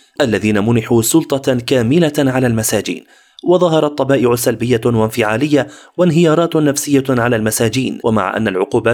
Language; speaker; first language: Arabic; native; Arabic